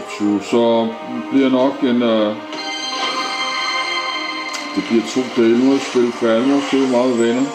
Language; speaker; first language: Danish; native; Danish